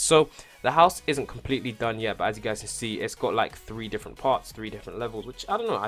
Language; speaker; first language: English; native; English